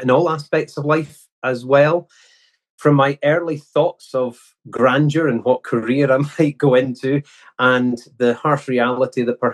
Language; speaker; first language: English; native; English